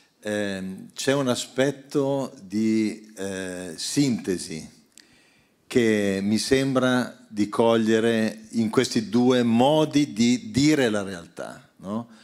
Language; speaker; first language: Italian; native; Italian